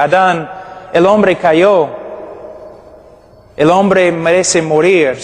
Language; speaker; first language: Spanish; non-native, fluent; English